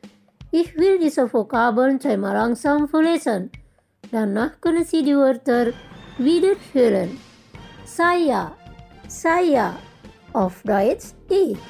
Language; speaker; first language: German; non-native, fluent; Indonesian